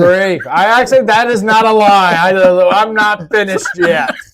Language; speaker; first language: English; native; English